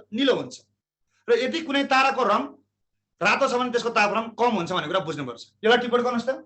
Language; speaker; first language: Nepali; native; Nepali